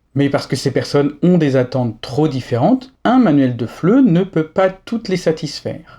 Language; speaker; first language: French; native; French